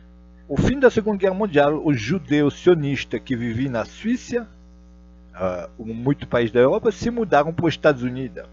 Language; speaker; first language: Portuguese; non-native, fluent; Russian